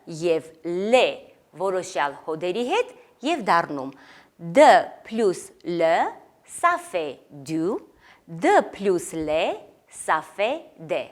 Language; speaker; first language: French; non-native, fluent; Armenian